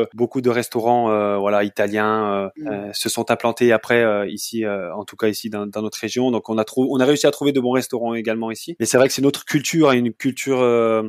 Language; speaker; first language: French; native; French